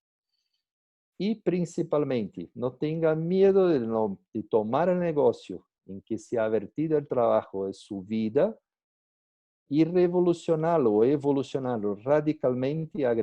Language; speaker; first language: Spanish; non-native, fluent; Portuguese